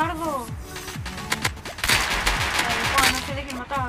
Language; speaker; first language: Spanish; native; Spanish